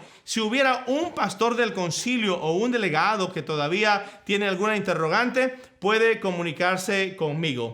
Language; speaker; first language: Spanish; native; Spanish